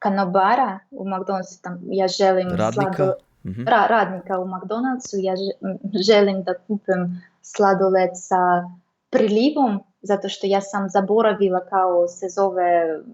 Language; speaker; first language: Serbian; non-native, learner; Russian